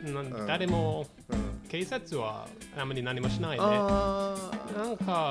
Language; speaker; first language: Japanese; non-native, fluent; English